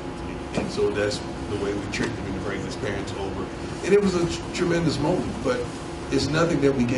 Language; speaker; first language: English; native; English